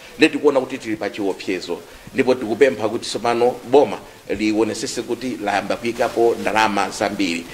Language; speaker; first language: Nyanja; native; Nyanja